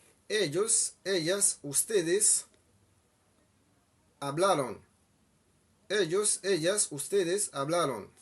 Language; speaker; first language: Spanish; non-native, fluent; Haitian Creole